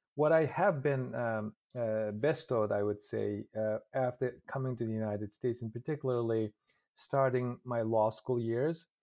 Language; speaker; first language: English; non-native, fluent; Uyghur